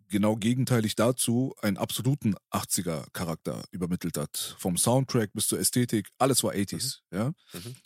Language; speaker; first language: German; early bilingual, other home language; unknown